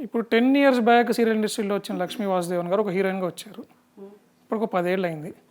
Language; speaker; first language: Telugu; native; Telugu